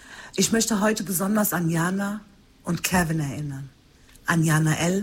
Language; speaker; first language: German; early bilingual, other home language; Turkish